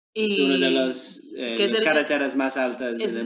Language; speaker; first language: Spanish; non-native, learner; English